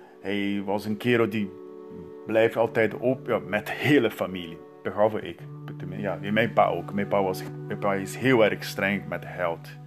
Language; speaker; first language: Dutch; non-native, learner; Portuguese